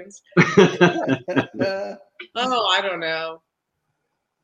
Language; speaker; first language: English; native; English